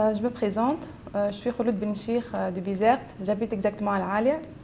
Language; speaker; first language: French; non-native, local second language; Arabic